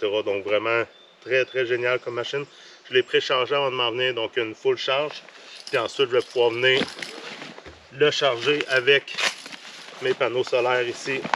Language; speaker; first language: French; native; French